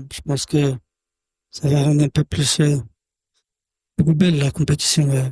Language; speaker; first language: French; native; French